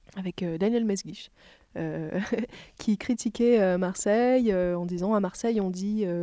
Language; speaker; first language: French; native; French